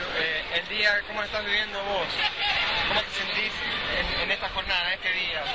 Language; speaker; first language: Spanish; native; Spanish